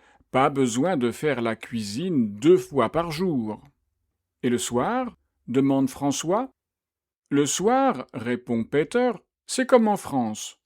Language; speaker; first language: French; native; French